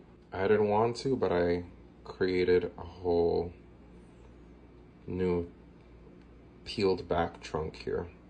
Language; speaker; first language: English; native; English